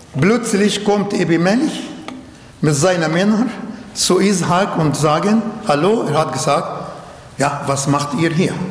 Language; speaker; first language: German; non-native, learner; Arabic